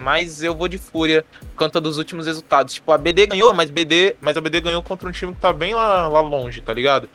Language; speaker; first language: Portuguese; native; Portuguese